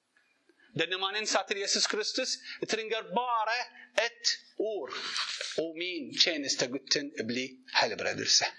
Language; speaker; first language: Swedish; non-native, learner; Arabic